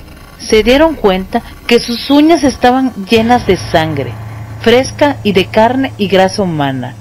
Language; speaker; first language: Spanish; native; Spanish